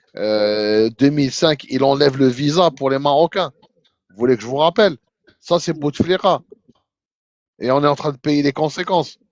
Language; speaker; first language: French; non-native, local second language; Arabic